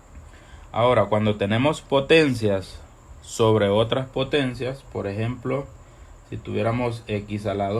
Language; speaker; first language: Spanish; native; Spanish